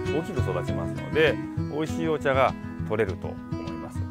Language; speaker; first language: Japanese; native; Japanese